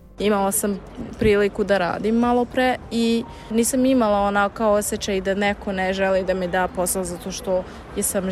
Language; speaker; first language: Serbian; non-native, fluent; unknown